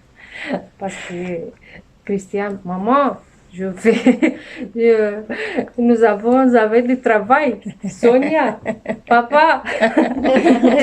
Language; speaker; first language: French; non-native, learner; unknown